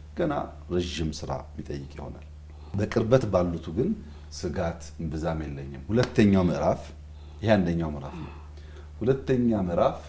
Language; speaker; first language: Amharic; non-native, local second language; Oromo